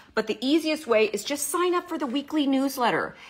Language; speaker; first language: English; native; English